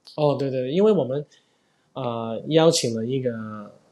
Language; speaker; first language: Chinese; non-native, fluent; Cantonese